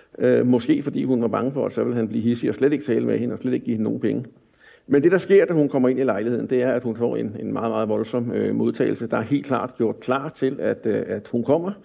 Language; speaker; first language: Danish; native; Danish